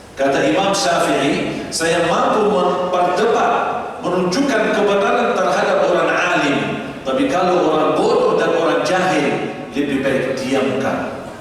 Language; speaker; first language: Indonesian; non-native, fluent; Arabic